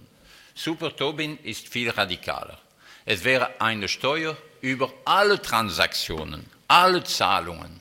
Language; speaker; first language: German; non-native, fluent; French